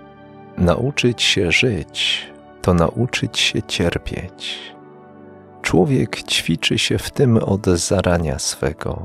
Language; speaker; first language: Polish; native; Polish